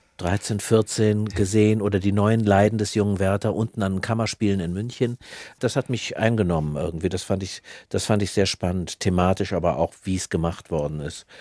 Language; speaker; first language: German; native; German